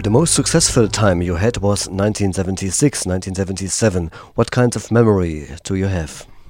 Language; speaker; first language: English; non-native, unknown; German